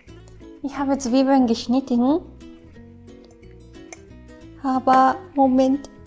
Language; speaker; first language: German; non-native, learner; Japanese